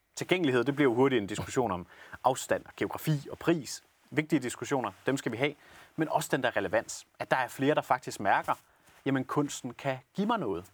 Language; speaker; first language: Danish; native; Danish